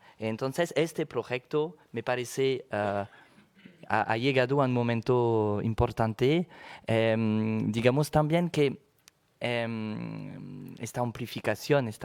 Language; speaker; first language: Spanish; non-native, fluent; French